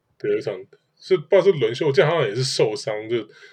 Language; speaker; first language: Chinese; native; Chinese